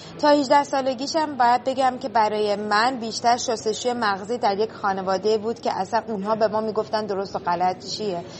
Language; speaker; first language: Persian; native; Persian